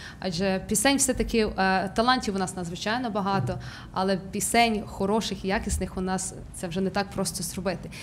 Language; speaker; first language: Ukrainian; native; Ukrainian